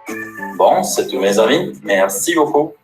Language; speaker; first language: French; non-native, learner; Spanish